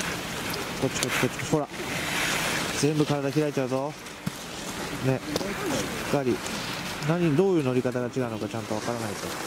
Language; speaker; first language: Japanese; native; Japanese